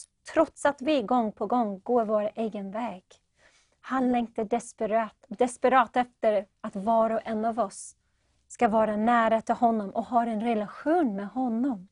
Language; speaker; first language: Swedish; non-native, fluent; English